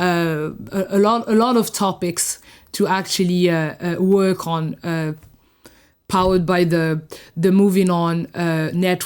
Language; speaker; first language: English; non-native, fluent; French